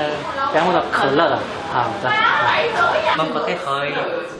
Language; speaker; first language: Vietnamese; non-native, learner; Korean